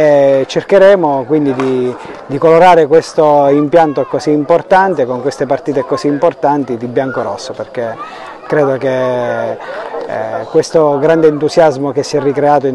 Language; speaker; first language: Italian; native; Italian